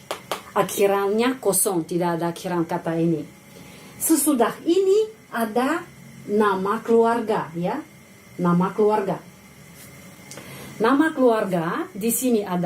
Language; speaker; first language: Indonesian; non-native, fluent; Russian